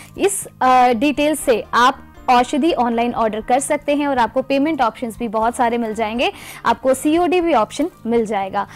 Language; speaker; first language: Hindi; native; Hindi